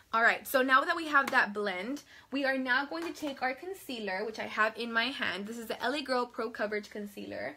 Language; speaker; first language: English; native; English